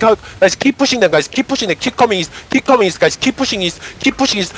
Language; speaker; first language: English; non-native, learner; Korean